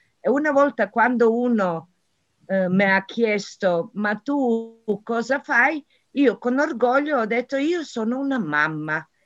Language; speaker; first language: Italian; non-native, fluent; Croatian